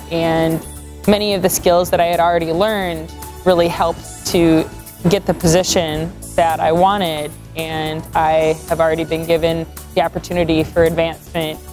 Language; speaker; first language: English; native; English